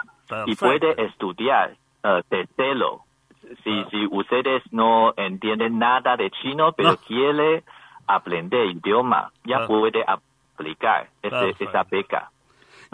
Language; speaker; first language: Spanish; non-native, learner; Chinese